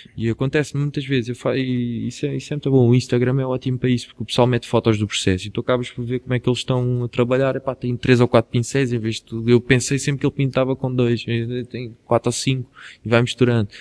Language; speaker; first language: Portuguese; native; Portuguese